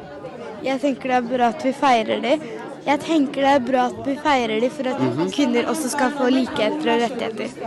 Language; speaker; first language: Norwegian; early bilingual, other home language; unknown